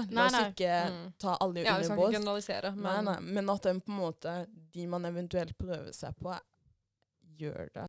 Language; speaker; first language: Norwegian; early bilingual, other home language; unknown